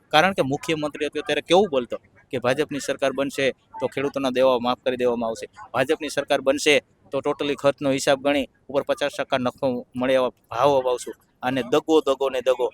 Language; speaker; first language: Gujarati; native; Gujarati